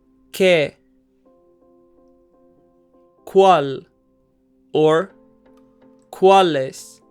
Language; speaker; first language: Spanish; non-native, fluent; English